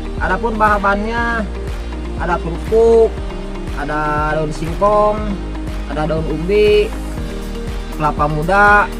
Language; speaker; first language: Indonesian; non-native, local second language; Sundanese